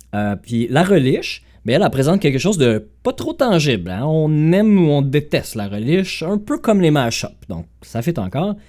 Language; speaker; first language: French; native; French